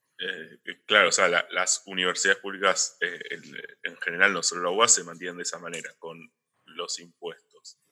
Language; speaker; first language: Spanish; native; Spanish